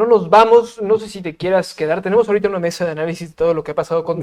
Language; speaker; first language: Spanish; native; Spanish